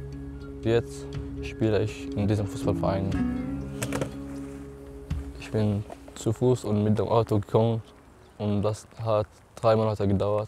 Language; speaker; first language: German; non-native, learner; Arabic